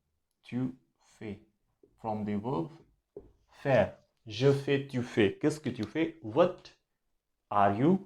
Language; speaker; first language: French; non-native, fluent; Hindi